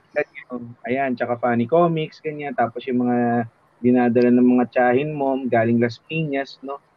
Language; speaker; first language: Filipino; native; Filipino